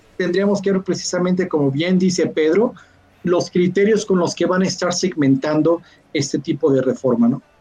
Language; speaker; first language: Spanish; native; Spanish